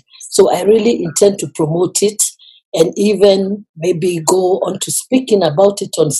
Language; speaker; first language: English; non-native, local second language; Kikuyu